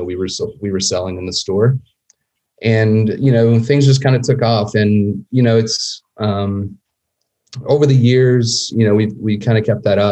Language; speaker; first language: English; native; English